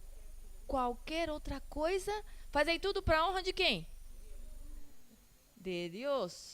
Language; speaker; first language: Portuguese; non-native, learner; Spanish